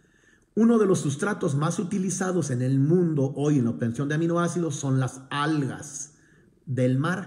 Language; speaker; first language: Spanish; native; Spanish